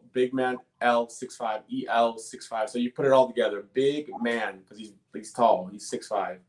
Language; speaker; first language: English; early bilingual, other home language; Spanish